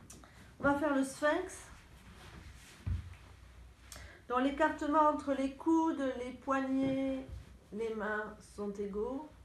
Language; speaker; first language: French; native; French